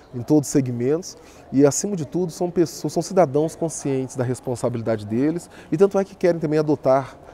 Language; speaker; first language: Portuguese; native; Portuguese